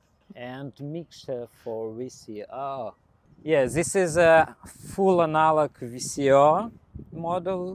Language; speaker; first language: English; non-native, learner; Belarusian